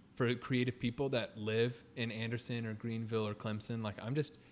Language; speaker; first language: English; native; English